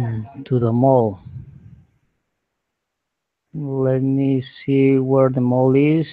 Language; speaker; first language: English; non-native, learner; Spanish